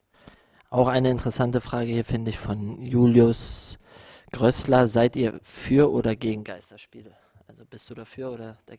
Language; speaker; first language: German; native; German